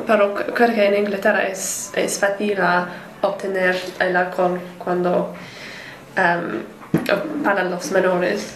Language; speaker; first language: Spanish; non-native, learner; English